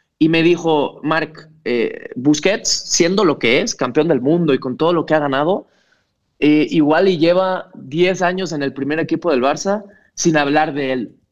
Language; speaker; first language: Spanish; non-native, local second language; Catalan